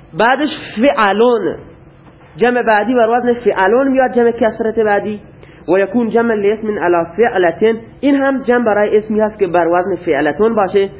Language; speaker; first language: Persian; non-native, local second language; Baluchi